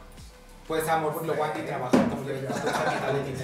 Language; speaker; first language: Spanish; native; Spanish